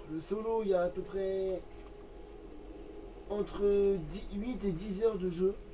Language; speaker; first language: French; native; French